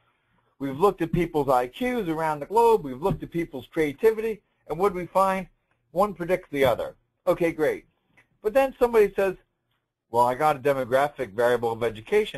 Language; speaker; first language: English; native; English